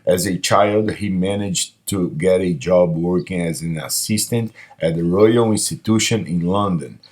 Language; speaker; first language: English; non-native, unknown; Portuguese